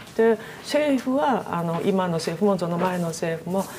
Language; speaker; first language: Japanese; native; Japanese